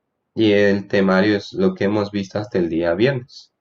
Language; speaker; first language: Spanish; native; Spanish